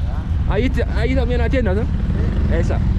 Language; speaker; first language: Spanish; non-native, fluent; English